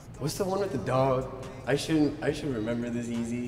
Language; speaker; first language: English; early bilingual, other home language; Portuguese